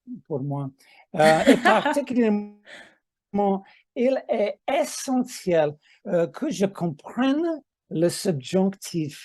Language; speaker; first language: French; non-native, fluent; English